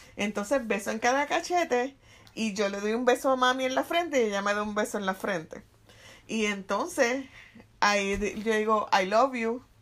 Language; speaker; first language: Spanish; native; Spanish